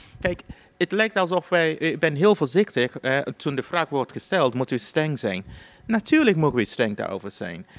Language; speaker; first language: Dutch; non-native, fluent; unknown